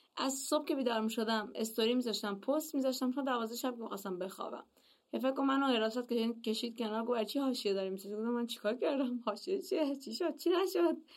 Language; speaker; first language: Persian; native; Persian